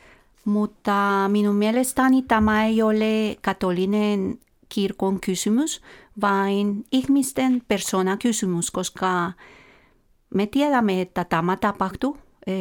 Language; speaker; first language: Finnish; non-native, fluent; Spanish